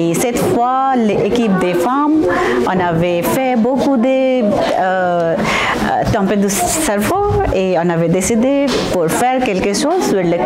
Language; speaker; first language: French; non-native, learner; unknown